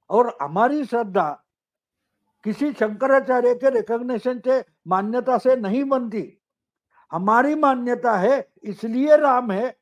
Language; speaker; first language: Hindi; non-native, local second language; Marathi